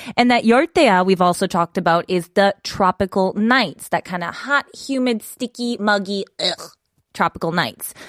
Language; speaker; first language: English; native; English